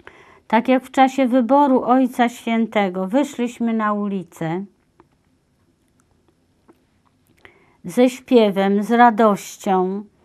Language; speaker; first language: Polish; native; Polish